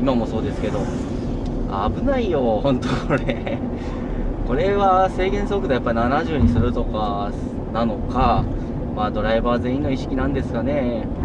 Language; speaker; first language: Japanese; native; Japanese